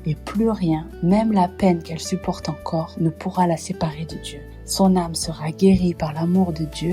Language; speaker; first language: French; native; French